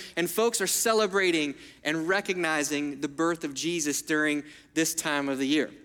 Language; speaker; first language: English; early bilingual, other home language; Italian